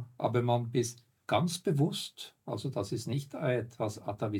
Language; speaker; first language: German; non-native, fluent; Norwegian